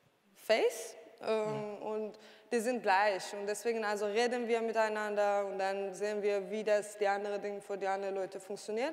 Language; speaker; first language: German; non-native, learner; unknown